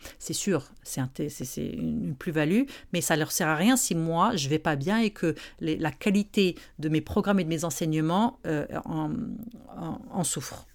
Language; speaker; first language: French; non-native, local second language; Arabic